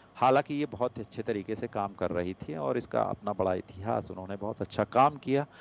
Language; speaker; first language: Hindi; non-native, local second language; Gujarati